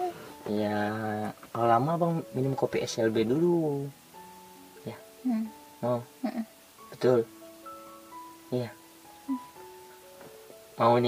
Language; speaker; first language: Indonesian; native; Indonesian